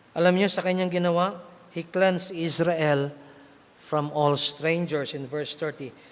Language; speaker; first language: Filipino; non-native, local second language; Cebuano